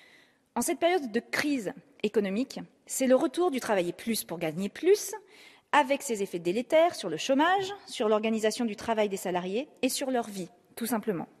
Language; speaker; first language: French; native; French